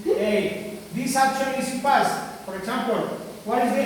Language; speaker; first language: English; non-native, learner; Spanish